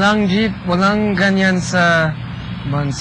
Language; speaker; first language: Filipino; early bilingual, heritage; Filipino